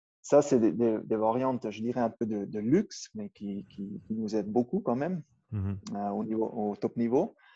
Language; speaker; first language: French; non-native, local second language; Swiss German